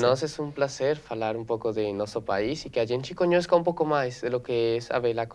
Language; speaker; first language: Portuguese; non-native, learner; Spanish